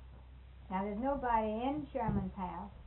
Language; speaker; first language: English; native; English